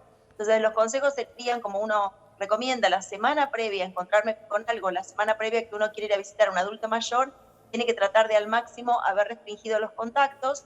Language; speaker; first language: Spanish; native; Spanish